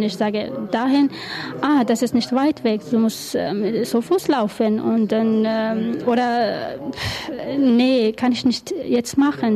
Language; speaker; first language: German; non-native, learner; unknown